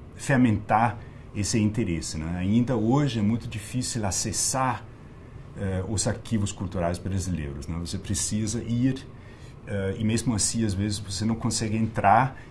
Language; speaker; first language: Portuguese; non-native, fluent; Danish